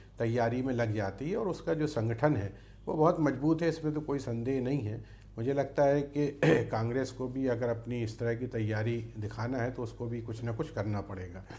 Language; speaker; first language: Hindi; native; Hindi